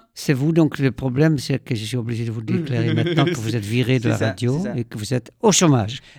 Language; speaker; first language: French; non-native, fluent; Dutch